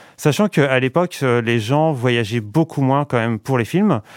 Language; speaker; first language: French; native; French